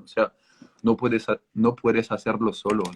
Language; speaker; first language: Spanish; non-native, fluent; French